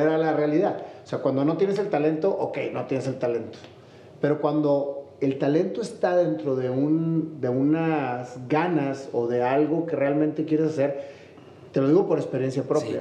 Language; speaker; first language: Spanish; native; Spanish